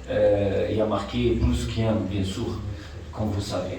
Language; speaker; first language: French; non-native, fluent; Portuguese